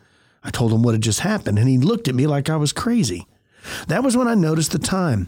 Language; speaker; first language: English; native; English